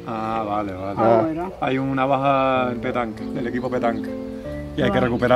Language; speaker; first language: Spanish; native; Spanish